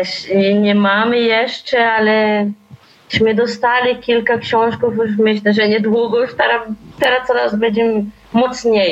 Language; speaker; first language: Polish; early bilingual, heritage; Polish